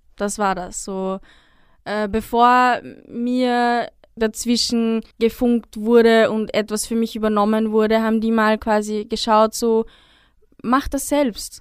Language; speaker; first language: German; native; German